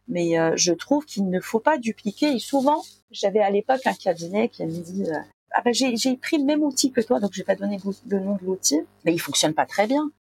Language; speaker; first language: French; non-native, local second language; Arabic